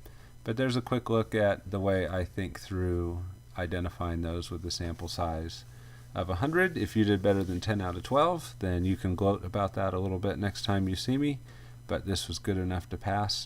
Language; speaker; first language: English; native; English